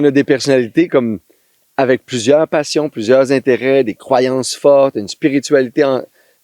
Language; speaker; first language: French; native; French